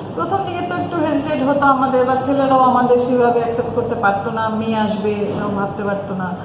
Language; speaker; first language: Bangla; native; Bangla